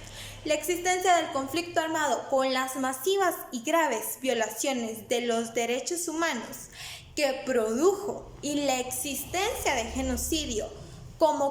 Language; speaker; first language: Spanish; native; Spanish